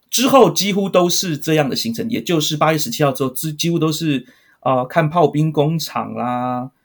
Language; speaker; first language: Chinese; native; Chinese